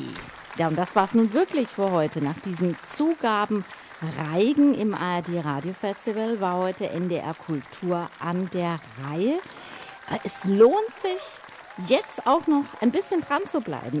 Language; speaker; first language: German; native; German